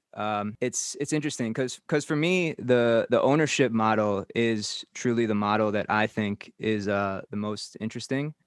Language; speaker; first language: English; native; English